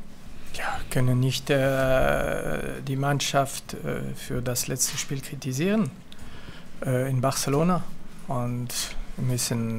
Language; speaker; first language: German; non-native, fluent; French